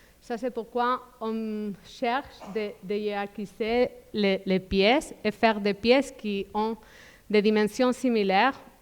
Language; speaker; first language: French; non-native, fluent; Spanish